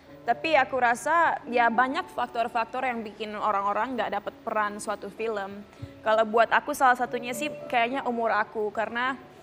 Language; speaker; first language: Indonesian; early bilingual, heritage; Indonesian